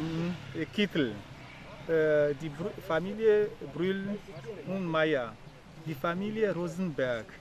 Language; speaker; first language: German; non-native, fluent; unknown